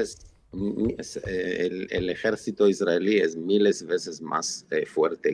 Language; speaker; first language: Spanish; non-native, fluent; Hebrew